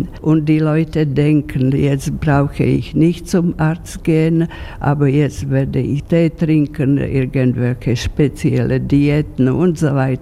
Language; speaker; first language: German; non-native, fluent; Slovak